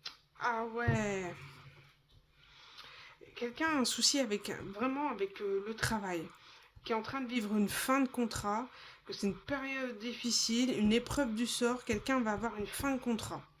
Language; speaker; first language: French; native; French